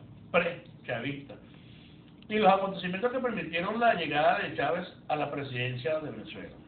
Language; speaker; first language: Spanish; native; Spanish